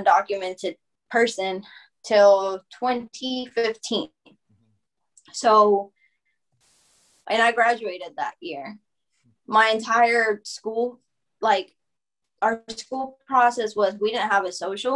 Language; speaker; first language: English; early bilingual, other home language; Spanish